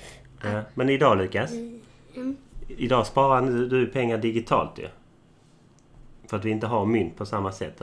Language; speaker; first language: Swedish; native; Swedish